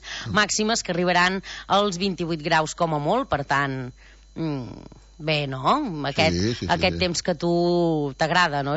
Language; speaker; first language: Catalan; native; Catalan